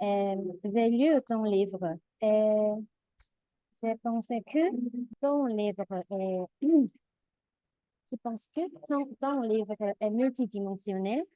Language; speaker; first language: French; non-native, learner; Korean